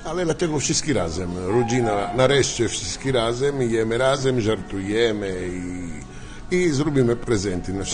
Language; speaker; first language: Polish; non-native, learner; Italian